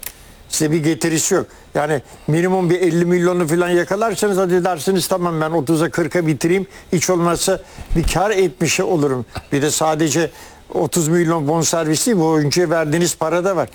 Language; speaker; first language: Turkish; native; Turkish